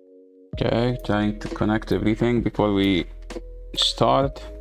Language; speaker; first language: English; non-native, fluent; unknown